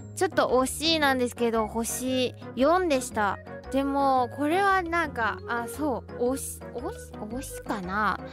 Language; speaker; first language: Japanese; non-native, fluent; Chinese